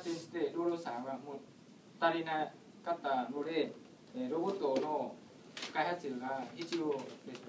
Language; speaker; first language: Japanese; non-native, learner; Vietnamese